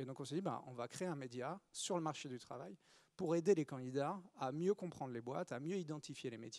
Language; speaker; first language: French; native; French